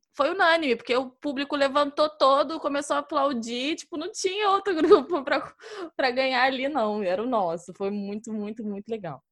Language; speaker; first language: Portuguese; native; Portuguese